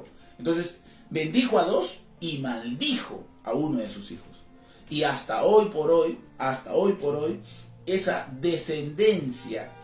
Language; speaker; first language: Spanish; native; Spanish